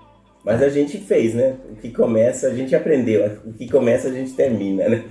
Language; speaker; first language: Portuguese; non-native, fluent; Spanish